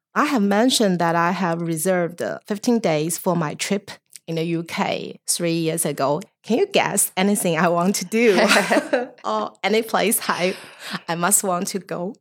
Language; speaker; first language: English; non-native, fluent; Chinese